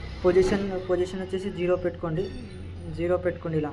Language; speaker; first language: Telugu; native; Telugu